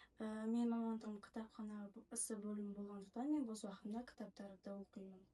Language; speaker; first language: Kazakh; non-native, local second language; Russian